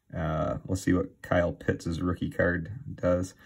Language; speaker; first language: English; native; English